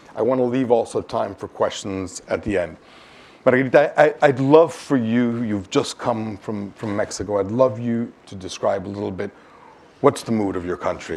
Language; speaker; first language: English; native; English